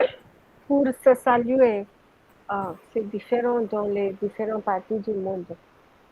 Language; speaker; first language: French; non-native, fluent; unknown